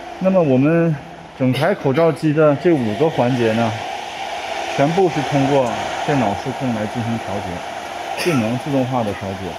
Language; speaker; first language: Chinese; native; Chinese